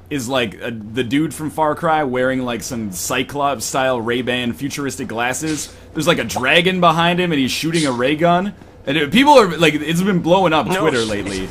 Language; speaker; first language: English; native; English